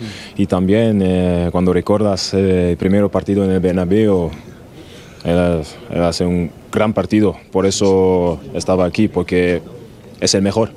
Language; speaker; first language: Spanish; non-native, learner; German